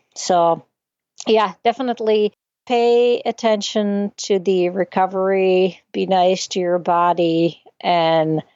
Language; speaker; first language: English; non-native, fluent; Czech